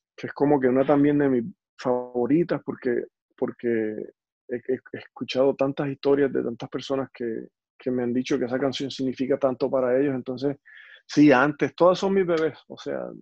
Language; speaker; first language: Spanish; native; Spanish